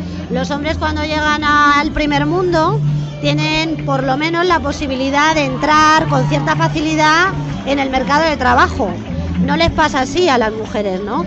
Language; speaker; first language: Spanish; native; Spanish